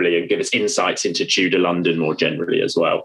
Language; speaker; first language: English; native; English